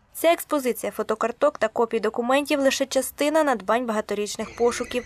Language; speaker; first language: Ukrainian; native; Ukrainian